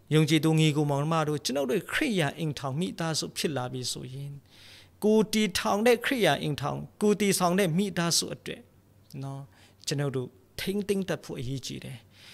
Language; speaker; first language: Burmese; non-native, local second language; Tedim Chin